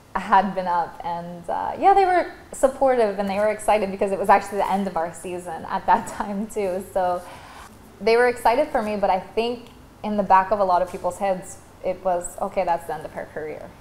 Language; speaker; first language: English; native; English